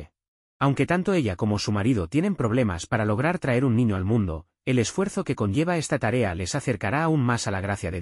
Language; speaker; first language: Spanish; native; Spanish